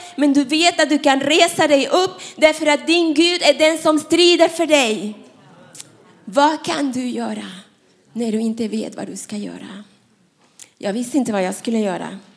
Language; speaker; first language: Swedish; non-native, fluent; Spanish